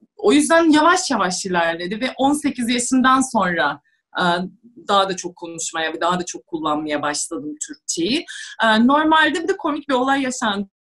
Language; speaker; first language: Turkish; non-native, fluent; Russian